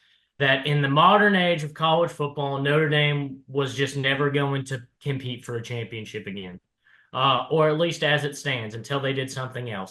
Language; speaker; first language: English; native; English